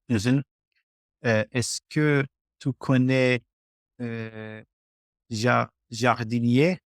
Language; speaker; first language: French; non-native, learner; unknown